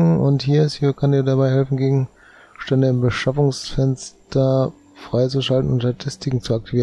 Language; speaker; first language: German; native; German